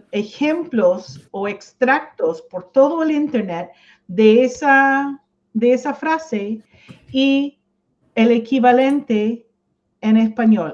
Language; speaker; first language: Spanish; non-native, fluent; English